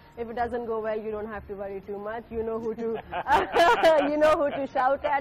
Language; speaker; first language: English; non-native, local second language; Urdu